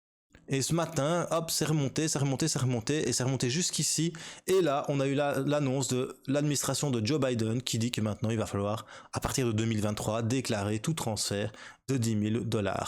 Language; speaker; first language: French; native; French